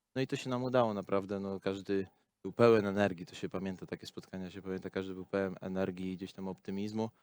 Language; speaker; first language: Polish; native; Polish